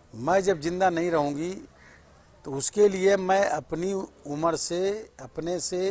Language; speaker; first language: Hindi; native; Hindi